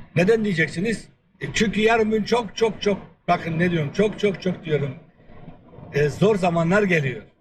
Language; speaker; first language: Turkish; native; Turkish